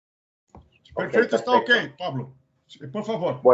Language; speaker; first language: Spanish; non-native, learner; Portuguese